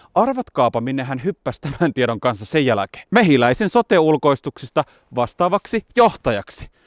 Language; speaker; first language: Finnish; native; Finnish